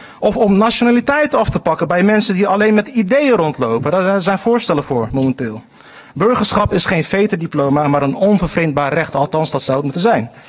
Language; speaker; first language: Dutch; early bilingual, other home language; Turkish